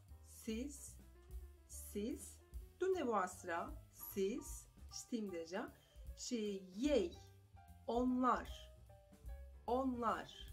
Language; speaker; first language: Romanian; non-native, fluent; Turkish